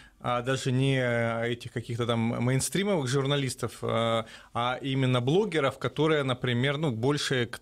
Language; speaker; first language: Russian; native; Russian